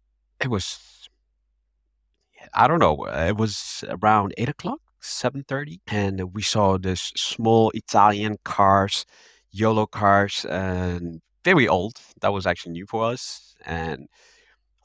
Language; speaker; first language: English; non-native, fluent; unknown